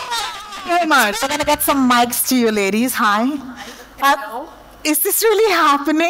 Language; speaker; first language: English; non-native, local second language; Hindi